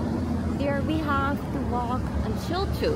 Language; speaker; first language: English; non-native, learner; Korean